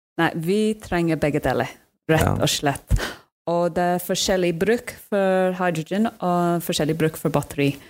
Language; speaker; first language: Norwegian; non-native, fluent; English